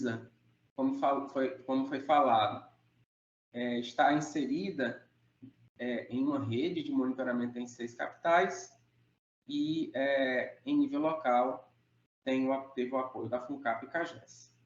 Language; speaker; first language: Portuguese; native; Portuguese